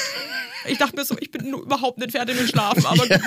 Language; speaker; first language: German; native; German